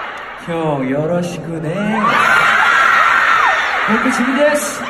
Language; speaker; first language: Japanese; non-native, learner; Korean